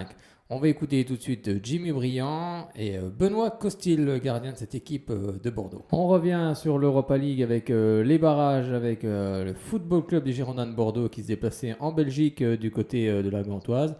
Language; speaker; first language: French; native; French